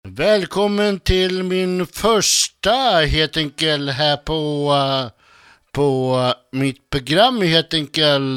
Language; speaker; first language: Swedish; native; Swedish